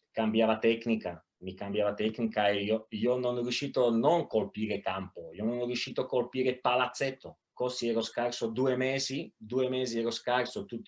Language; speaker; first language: Italian; non-native, fluent; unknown